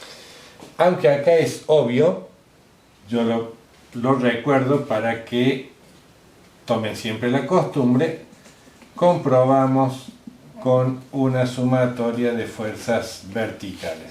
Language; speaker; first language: Spanish; native; Spanish